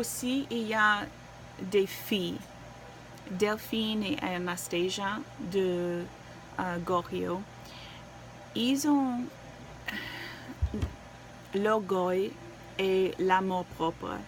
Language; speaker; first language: French; non-native, learner; English